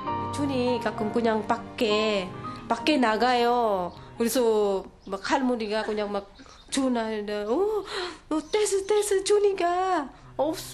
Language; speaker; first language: Korean; non-native, learner; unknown